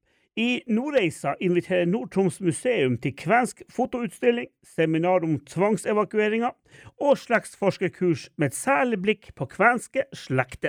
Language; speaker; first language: Norwegian; native; Norwegian